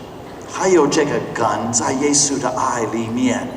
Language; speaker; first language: Chinese; non-native, fluent; English